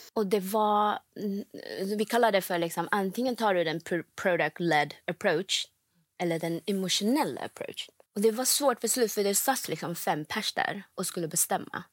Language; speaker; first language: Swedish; non-native, fluent; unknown